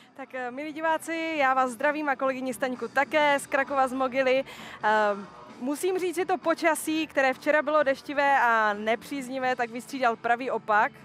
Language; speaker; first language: Czech; native; Czech